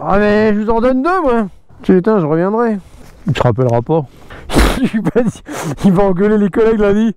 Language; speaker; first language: French; native; French